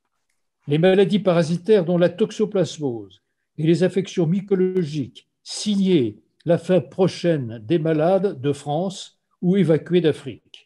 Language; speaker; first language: French; native; French